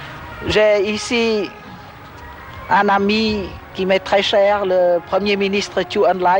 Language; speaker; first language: French; non-native, local second language; Khmer